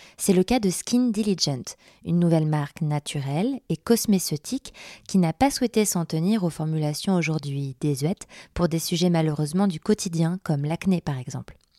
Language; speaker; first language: French; native; French